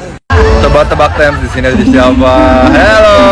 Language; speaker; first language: Indonesian; native; Indonesian